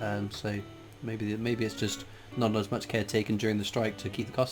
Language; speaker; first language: English; native; English